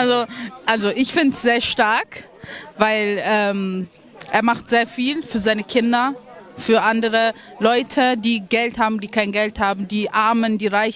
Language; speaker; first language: German; early bilingual, other home language; Oromo